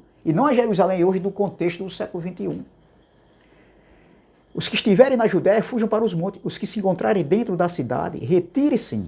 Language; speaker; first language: Portuguese; native; Portuguese